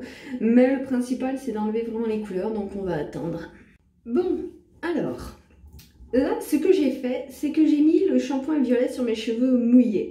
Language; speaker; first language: French; native; French